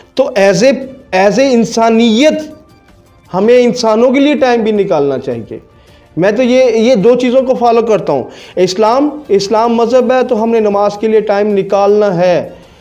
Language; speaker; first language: Urdu; non-native, local second language; Punjabi